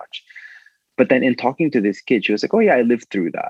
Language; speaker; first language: English; non-native, local second language; Filipino